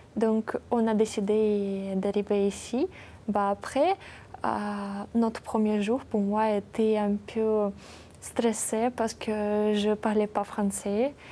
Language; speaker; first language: French; non-native, learner; Ukrainian